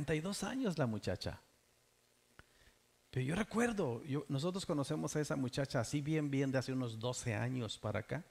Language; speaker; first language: Spanish; native; Spanish